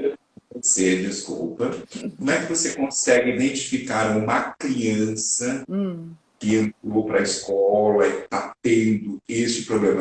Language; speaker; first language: Portuguese; native; Portuguese